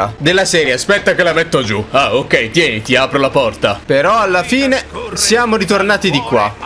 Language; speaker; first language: Italian; native; Italian